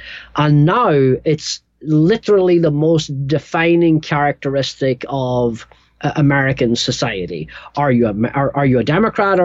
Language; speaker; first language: English; native; English